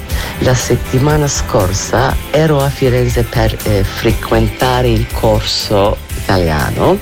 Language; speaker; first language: Italian; non-native, learner; Turkish